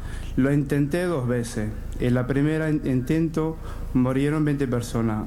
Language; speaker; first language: Spanish; non-native, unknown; Arabic